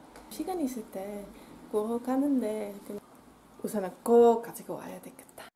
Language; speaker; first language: Korean; non-native, learner; Dutch